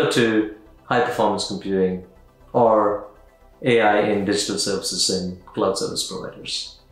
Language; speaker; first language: English; non-native, local second language; Tamil